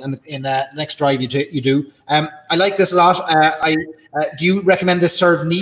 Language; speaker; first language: English; native; English